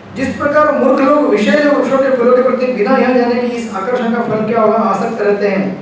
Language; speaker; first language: Hindi; non-native, local second language; Marathi